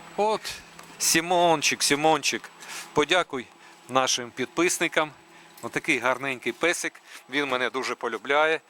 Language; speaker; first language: Ukrainian; non-native, local second language; Russian